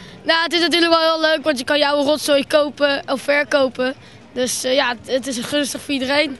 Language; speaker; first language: Dutch; native; Dutch